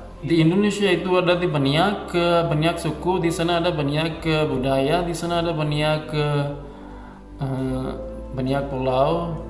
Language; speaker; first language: Indonesian; non-native, learner; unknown